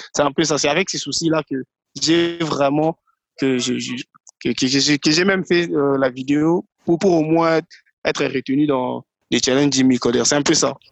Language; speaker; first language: French; non-native, local second language; Lingala